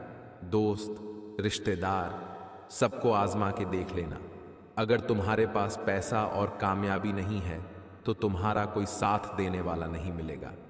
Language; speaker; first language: Hindi; native; Hindi